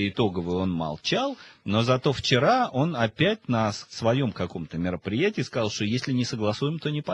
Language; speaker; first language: Russian; native; Russian